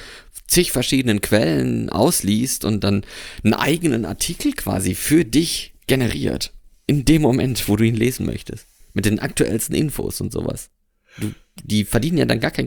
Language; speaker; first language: German; native; German